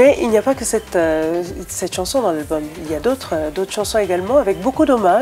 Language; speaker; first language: French; native; French